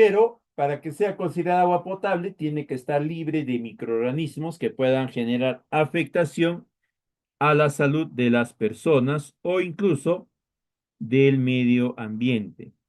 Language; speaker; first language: Spanish; native; Spanish